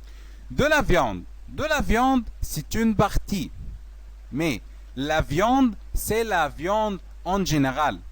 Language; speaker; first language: French; non-native, fluent; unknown